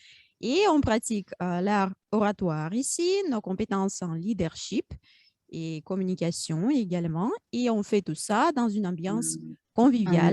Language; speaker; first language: French; non-native, fluent; Russian